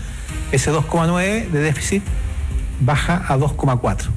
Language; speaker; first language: Spanish; native; Spanish